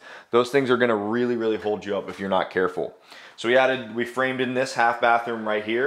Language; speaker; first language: English; native; English